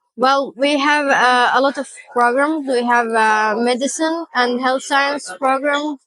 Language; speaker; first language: English; non-native, learner; Turkish